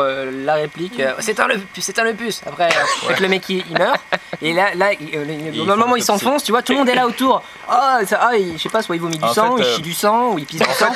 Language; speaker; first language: French; native; French